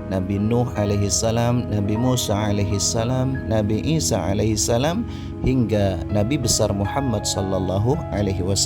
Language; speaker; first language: Indonesian; native; Indonesian